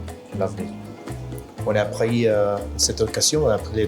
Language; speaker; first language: French; non-native, fluent; Spanish